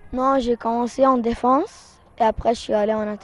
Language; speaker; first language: French; non-native, fluent; Arabic